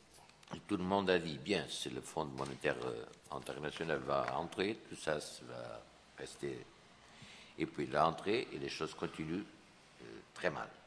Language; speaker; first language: French; non-native, fluent; Portuguese